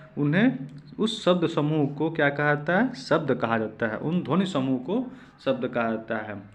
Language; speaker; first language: Hindi; native; Hindi